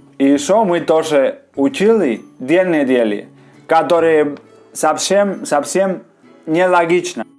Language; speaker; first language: Russian; non-native, learner; Spanish